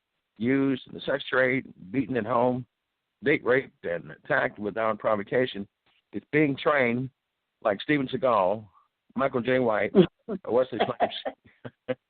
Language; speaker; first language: English; native; English